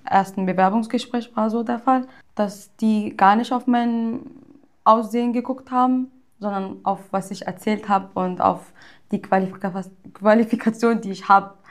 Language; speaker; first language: German; early bilingual, other home language; Arabic